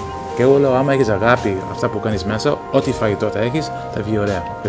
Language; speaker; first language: Greek; early bilingual, heritage; Greek